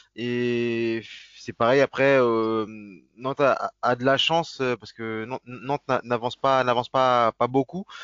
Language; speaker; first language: French; native; French